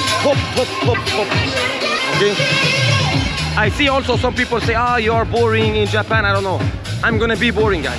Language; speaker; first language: English; non-native, learner; Portuguese